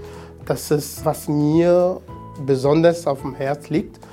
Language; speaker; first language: German; non-native, fluent; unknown